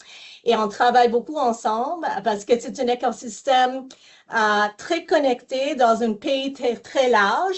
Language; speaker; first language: French; non-native, fluent; English